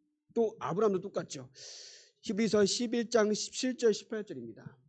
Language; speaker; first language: Korean; native; Korean